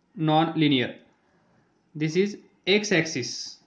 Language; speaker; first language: English; non-native, local second language; Marathi